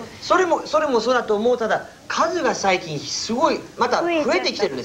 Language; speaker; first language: Japanese; non-native, fluent; English